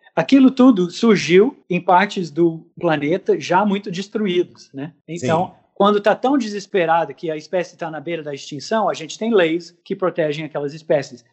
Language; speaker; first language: Portuguese; non-native, fluent; English